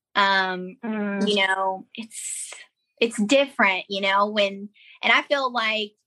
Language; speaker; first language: English; native; English